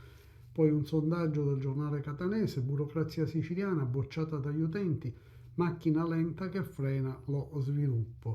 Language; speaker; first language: Italian; native; Italian